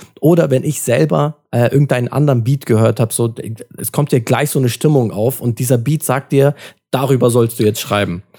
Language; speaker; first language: German; early bilingual, other home language; Turkish